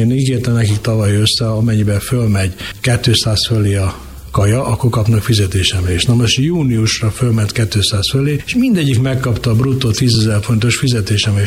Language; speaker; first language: Hungarian; native; Hungarian